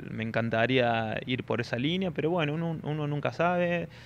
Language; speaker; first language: Spanish; native; Spanish